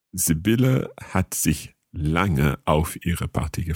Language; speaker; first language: German; non-native, learner; English